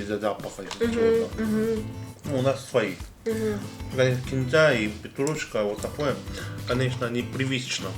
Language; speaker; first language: Russian; non-native, learner; Korean